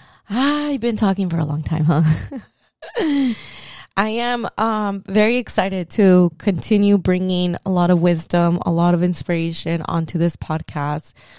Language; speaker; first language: English; early bilingual, other home language; Spanish